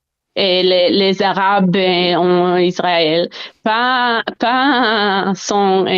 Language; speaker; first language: French; non-native, learner; Hebrew